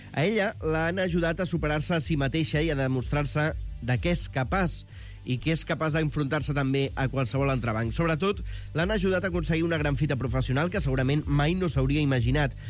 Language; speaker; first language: Catalan; native; Catalan